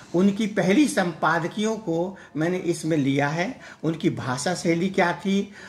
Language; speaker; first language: Hindi; native; Hindi